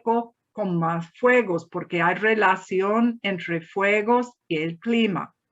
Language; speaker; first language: Spanish; non-native, fluent; English